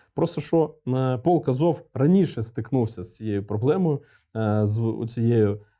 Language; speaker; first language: Ukrainian; non-native, local second language; Russian